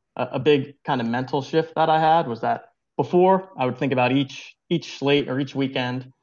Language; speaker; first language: English; native; English